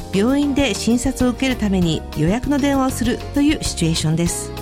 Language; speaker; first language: Japanese; native; Japanese